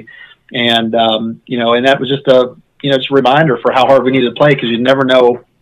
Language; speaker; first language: English; native; English